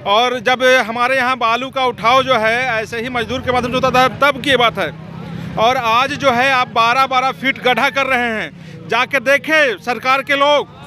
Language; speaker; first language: Hindi; native; Hindi